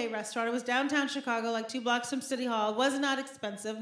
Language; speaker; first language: English; native; English